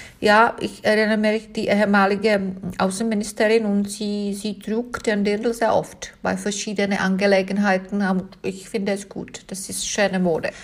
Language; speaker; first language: German; non-native, fluent; Czech